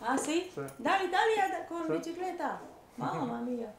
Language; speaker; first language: Italian; non-native, fluent; Hungarian